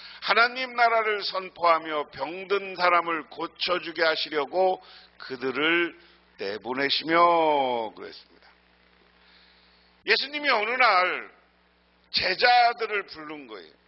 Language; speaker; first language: Korean; native; Korean